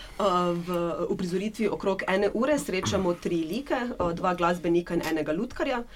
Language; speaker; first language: Slovenian; native; Slovenian